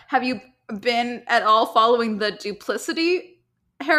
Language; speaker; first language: English; native; English